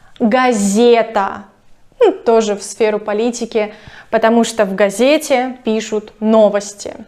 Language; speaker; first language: Russian; native; Russian